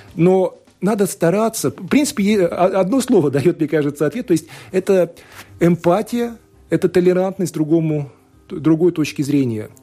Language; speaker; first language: Russian; native; Russian